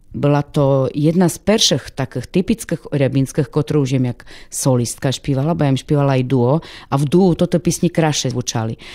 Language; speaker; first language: Slovak; non-native, local second language; Rusyn